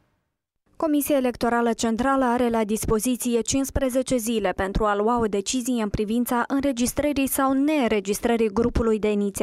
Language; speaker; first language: Romanian; native; Romanian